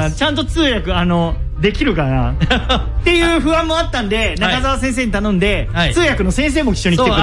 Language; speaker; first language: Japanese; native; Japanese